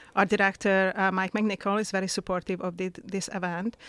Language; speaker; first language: English; non-native, fluent; Hungarian